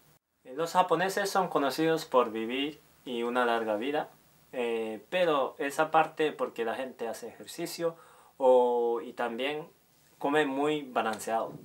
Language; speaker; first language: Spanish; non-native, fluent; Japanese